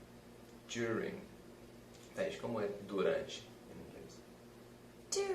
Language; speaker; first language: Portuguese; non-native, fluent; English